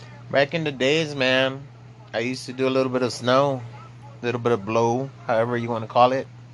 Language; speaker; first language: English; early bilingual, other home language; Spanish